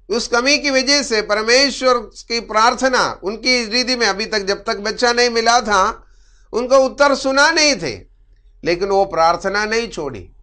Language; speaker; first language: Hindi; non-native, local second language; Malayalam